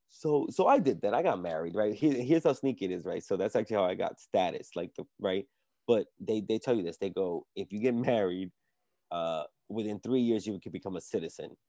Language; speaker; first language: English; early bilingual, other home language; Spanish